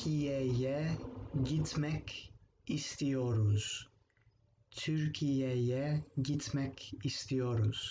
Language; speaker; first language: Turkish; non-native, fluent; English